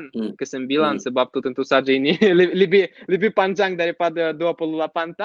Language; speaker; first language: Indonesian; non-native, fluent; Russian